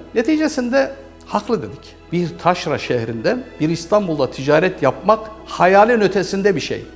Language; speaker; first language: Turkish; native; Turkish